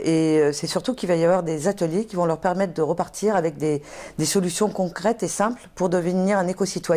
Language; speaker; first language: French; native; French